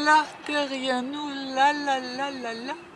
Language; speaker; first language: French; non-native, fluent; German